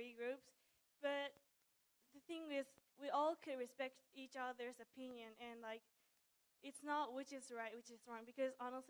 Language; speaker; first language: English; non-native, fluent; Japanese